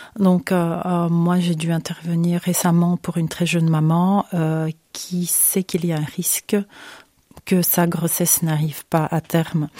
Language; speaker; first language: French; non-native, fluent; Ukrainian